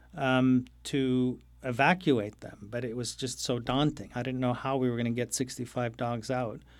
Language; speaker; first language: English; non-native, fluent; Arabic